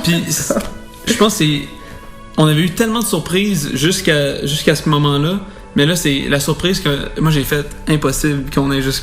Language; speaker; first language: French; native; French